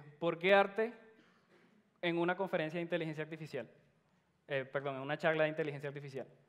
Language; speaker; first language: Spanish; native; Spanish